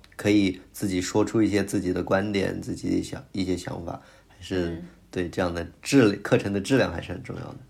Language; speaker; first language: Chinese; native; Chinese